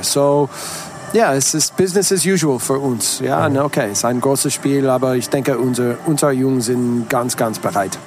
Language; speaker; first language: German; non-native, learner; English